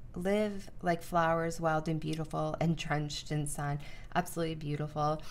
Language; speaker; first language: English; native; English